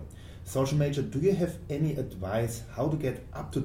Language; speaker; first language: English; non-native, fluent; German